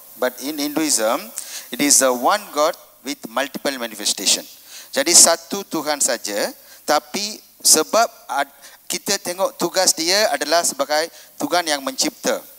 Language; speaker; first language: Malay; non-native, local second language; Tamil